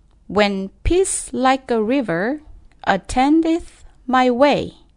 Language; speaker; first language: English; non-native, fluent; Korean